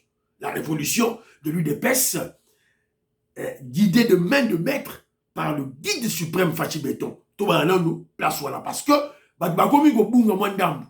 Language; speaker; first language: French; non-native, local second language; Lingala